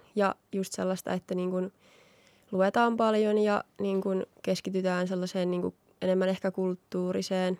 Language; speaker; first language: Finnish; native; Finnish